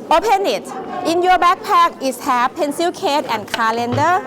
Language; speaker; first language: English; non-native, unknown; Thai